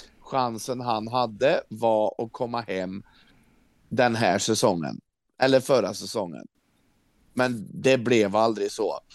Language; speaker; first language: Swedish; native; Swedish